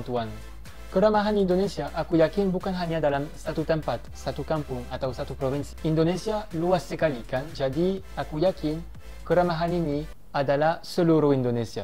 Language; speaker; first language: Indonesian; non-native, fluent; French